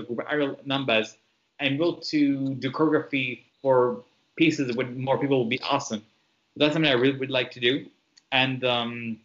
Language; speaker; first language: English; non-native, fluent; French